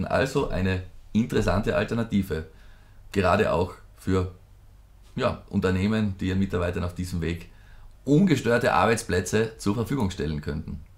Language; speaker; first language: German; native; German